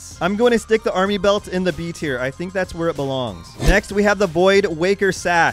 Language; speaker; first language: English; native; English